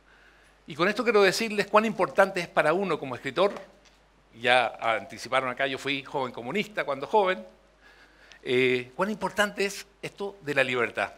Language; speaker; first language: Spanish; native; Spanish